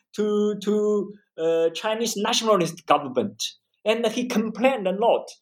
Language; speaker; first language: English; non-native, fluent; Chinese